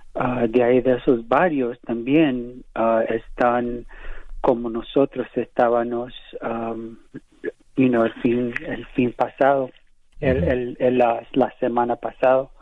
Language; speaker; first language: Spanish; early bilingual, heritage; English